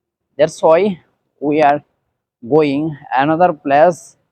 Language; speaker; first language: English; non-native, learner; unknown